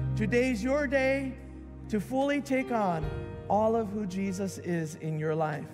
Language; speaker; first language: English; native; English